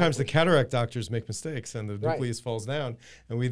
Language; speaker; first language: English; native; English